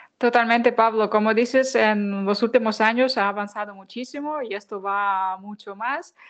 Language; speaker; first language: Spanish; non-native, fluent; Ukrainian